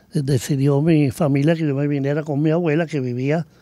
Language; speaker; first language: Spanish; native; Spanish